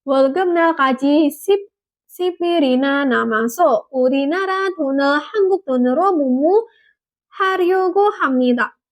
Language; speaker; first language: Korean; non-native, fluent; Indonesian